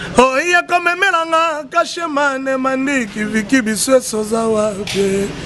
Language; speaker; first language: Lingala; native; Lingala